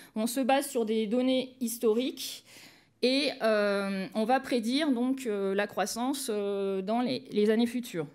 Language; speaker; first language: French; native; French